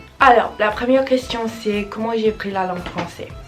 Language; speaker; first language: French; non-native, learner; English